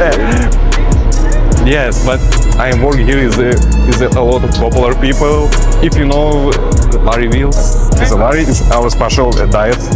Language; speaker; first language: English; non-native, learner; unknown